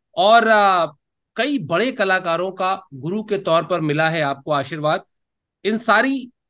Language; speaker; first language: Hindi; native; Hindi